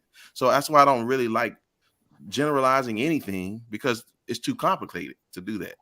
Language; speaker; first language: English; native; English